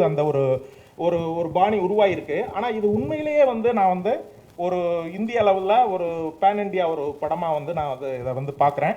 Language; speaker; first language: Tamil; native; Tamil